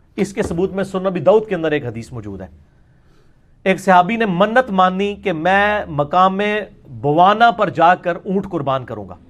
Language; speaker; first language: Urdu; non-native, local second language; Punjabi